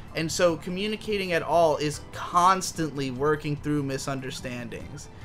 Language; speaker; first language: English; native; English